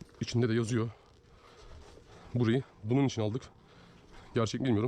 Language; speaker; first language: Turkish; native; Turkish